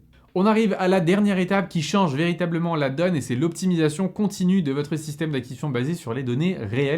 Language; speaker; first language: French; native; French